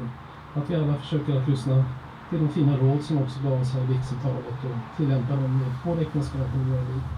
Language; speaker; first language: Swedish; native; Swedish